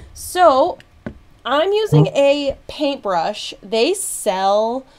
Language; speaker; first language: English; native; English